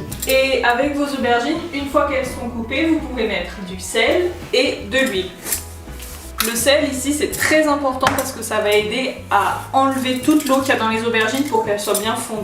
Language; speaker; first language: French; native; French